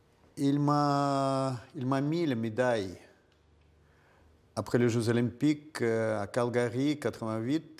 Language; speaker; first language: French; non-native, fluent; Russian